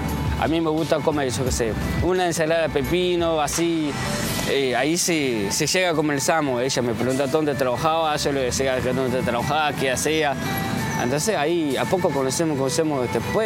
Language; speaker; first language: Spanish; non-native, learner; Chinese